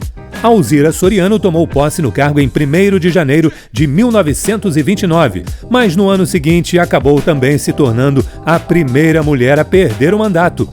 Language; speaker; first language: Portuguese; native; Portuguese